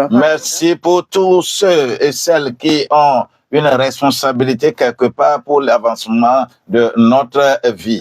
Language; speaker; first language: French; non-native, local second language; Ewe